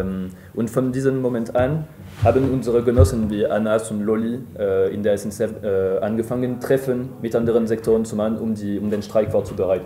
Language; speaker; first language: German; non-native, fluent; French